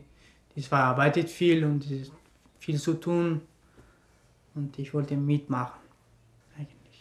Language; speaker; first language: German; non-native, learner; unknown